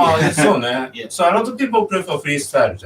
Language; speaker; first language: English; non-native, learner; Japanese